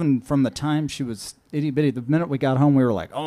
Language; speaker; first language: English; native; English